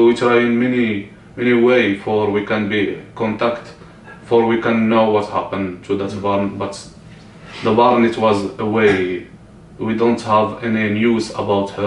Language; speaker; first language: English; non-native, learner; Arabic